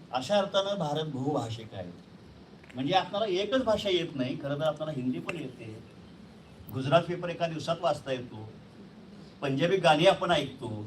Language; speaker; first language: Marathi; native; Marathi